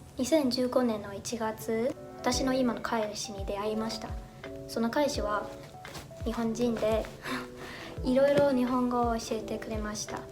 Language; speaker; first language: Japanese; non-native, fluent; Chinese